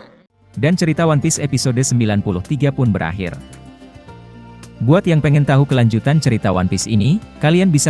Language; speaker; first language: Indonesian; native; Indonesian